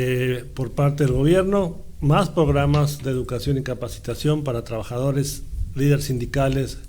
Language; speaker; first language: Spanish; native; Spanish